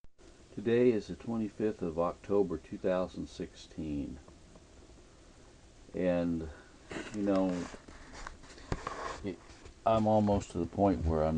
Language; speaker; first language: English; native; English